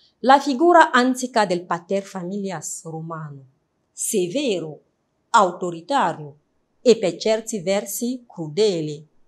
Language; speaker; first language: Italian; non-native, fluent; French